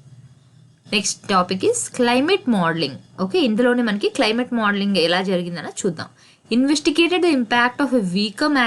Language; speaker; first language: Telugu; native; Telugu